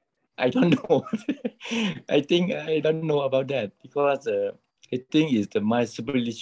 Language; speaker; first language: English; non-native, learner; Thai